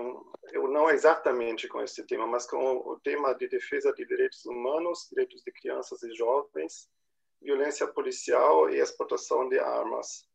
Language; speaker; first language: Portuguese; non-native, fluent; German